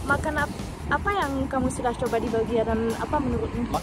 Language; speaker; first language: Indonesian; non-native, fluent; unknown